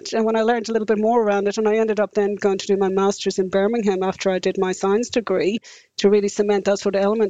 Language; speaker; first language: English; native; English